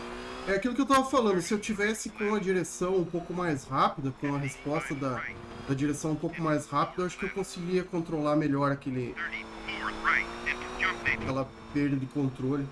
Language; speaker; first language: Portuguese; native; Portuguese